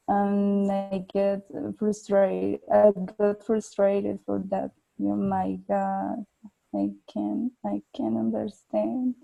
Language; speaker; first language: English; non-native, learner; Spanish